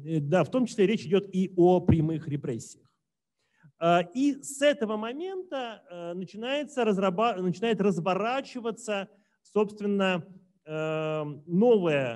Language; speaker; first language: Russian; native; Russian